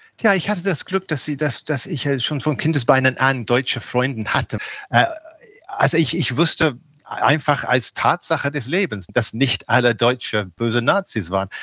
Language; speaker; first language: German; non-native, fluent; English